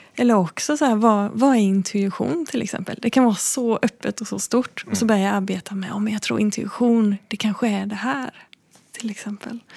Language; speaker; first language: Swedish; native; Swedish